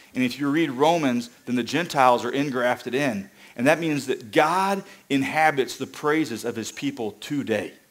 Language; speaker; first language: English; native; English